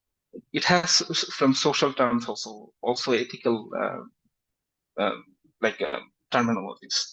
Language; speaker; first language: English; non-native, fluent; Bangla